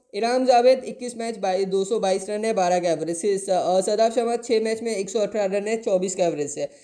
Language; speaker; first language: Hindi; non-native, local second language; Bangla